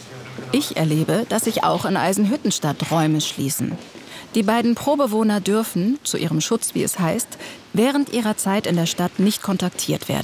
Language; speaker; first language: German; native; German